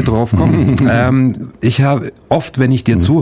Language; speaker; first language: German; native; German